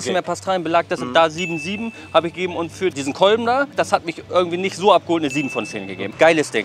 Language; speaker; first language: German; native; German